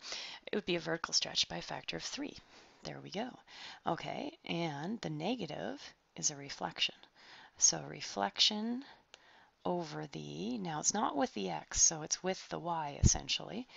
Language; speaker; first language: English; native; English